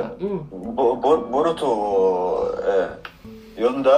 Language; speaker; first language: Japanese; non-native, learner; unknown